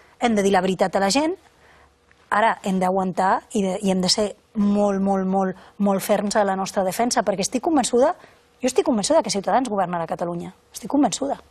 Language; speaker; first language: Catalan; non-native, local second language; Spanish